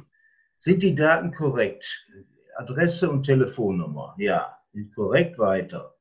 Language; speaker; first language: German; native; German